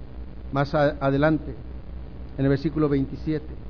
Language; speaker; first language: Spanish; native; Spanish